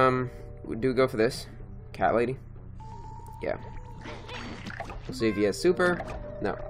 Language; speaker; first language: English; native; English